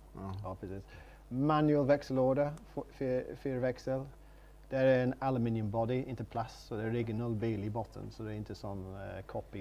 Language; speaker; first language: Swedish; non-native, learner; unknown